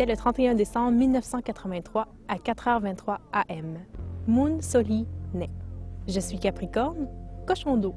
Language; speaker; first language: French; native; French